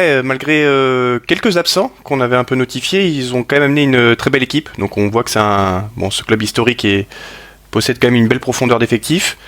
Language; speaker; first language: French; native; French